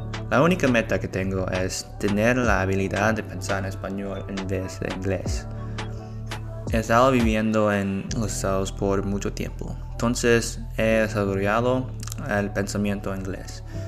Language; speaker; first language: Spanish; non-native, learner; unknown